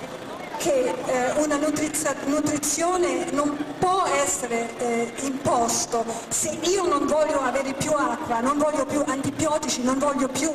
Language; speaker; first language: Italian; non-native, fluent; German